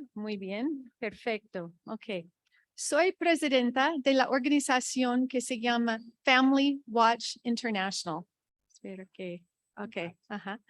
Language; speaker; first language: Spanish; non-native, fluent; English